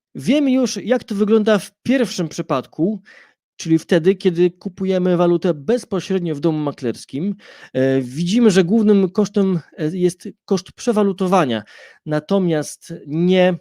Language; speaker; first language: Polish; native; Polish